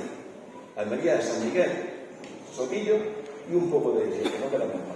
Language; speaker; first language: Spanish; native; Spanish